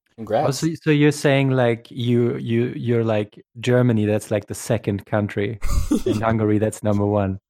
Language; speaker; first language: English; non-native, fluent; German